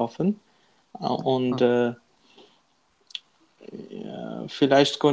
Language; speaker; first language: German; non-native, learner; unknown